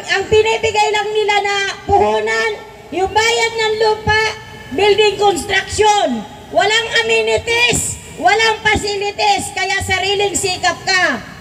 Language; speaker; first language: Filipino; non-native, local second language; Waray